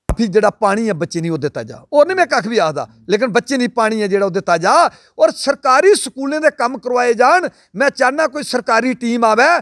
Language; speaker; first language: Punjabi; non-native, local second language; Dogri